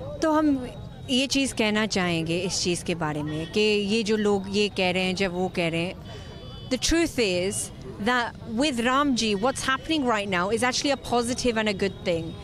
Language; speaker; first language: Hindi; native; Hindi